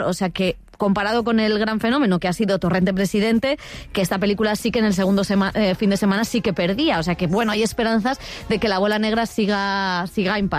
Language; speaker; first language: Spanish; native; Spanish